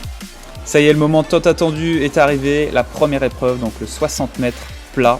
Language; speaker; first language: French; native; French